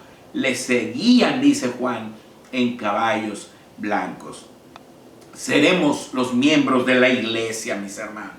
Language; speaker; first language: Spanish; native; Spanish